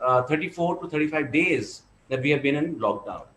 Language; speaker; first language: English; non-native, local second language; Hindi